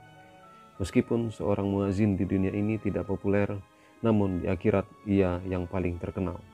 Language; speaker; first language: Indonesian; native; Indonesian